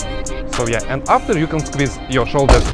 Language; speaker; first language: English; non-native, learner; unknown